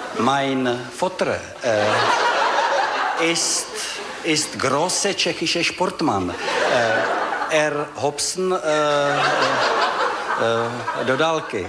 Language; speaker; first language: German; non-native, learner; Czech